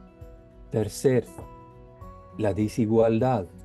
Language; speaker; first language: Spanish; non-native, fluent; Norwegian